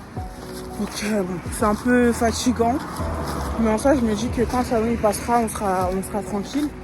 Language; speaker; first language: French; native; French